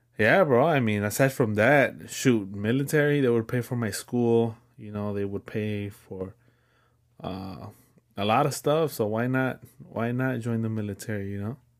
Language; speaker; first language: English; early bilingual, other home language; Spanish